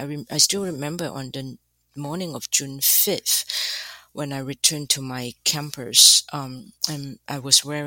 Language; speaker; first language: English; non-native, fluent; Chinese